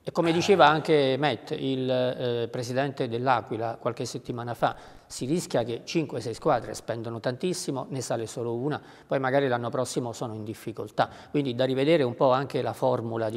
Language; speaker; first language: Italian; native; Italian